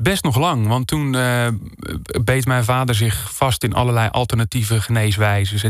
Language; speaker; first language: Dutch; native; Dutch